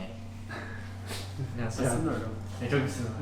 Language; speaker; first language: Korean; non-native, learner; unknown